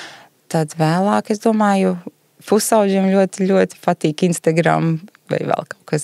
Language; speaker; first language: Latvian; early bilingual, heritage; Latvian